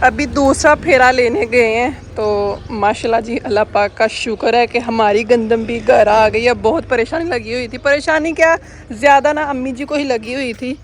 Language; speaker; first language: Urdu; non-native, local second language; Punjabi